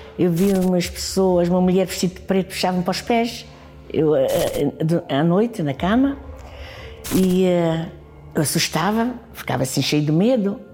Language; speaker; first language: Portuguese; non-native, local second language; Kabuverdianu